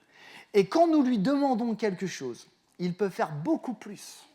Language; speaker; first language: French; native; French